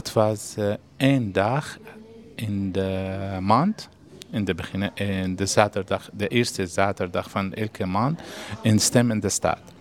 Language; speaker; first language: Dutch; non-native, learner; Arabic